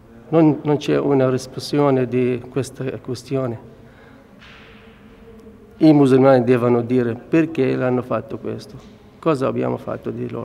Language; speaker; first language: Italian; non-native, fluent; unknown